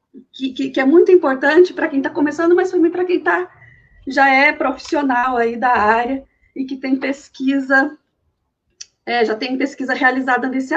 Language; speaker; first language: Portuguese; native; Portuguese